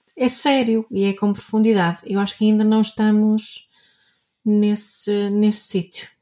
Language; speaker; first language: Portuguese; non-native, fluent; Swedish